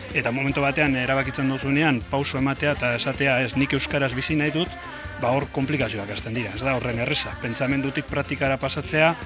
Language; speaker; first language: Basque; non-native, local second language; Spanish